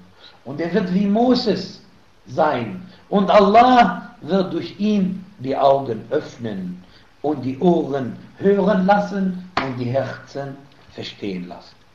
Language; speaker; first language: German; non-native, fluent; Arabic